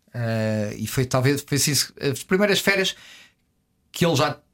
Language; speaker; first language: Portuguese; native; Portuguese